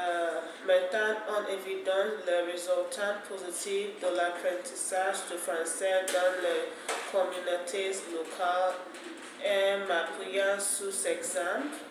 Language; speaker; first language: French; non-native, fluent; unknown